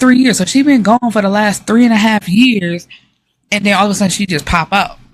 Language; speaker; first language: English; native; English